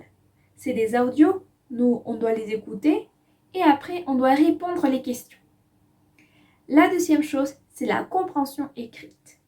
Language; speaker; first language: French; non-native, fluent; Spanish